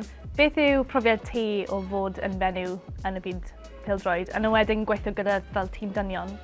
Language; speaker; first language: Welsh; native; Welsh